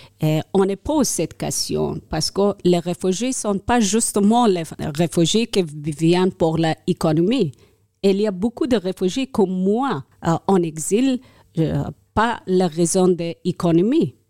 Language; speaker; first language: French; non-native, learner; Persian